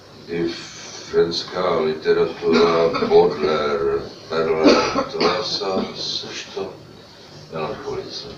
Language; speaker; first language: Bulgarian; non-native, learner; Czech